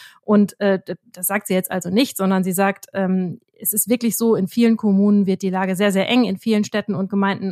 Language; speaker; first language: German; native; German